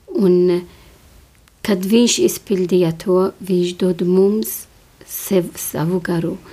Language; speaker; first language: Latvian; non-native, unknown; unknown